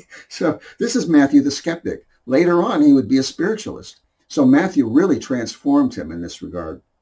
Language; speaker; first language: English; native; English